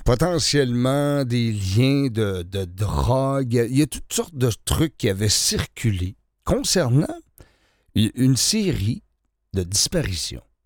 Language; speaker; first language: French; native; French